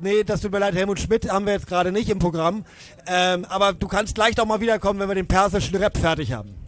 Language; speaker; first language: German; native; German